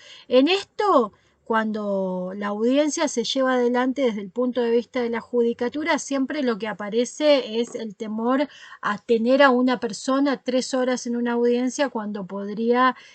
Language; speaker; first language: Spanish; native; Spanish